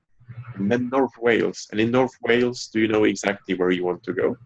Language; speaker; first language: English; non-native, fluent; Polish